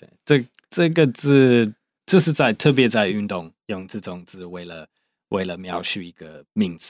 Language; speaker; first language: Chinese; non-native, fluent; English